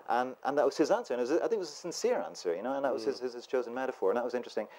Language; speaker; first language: English; native; English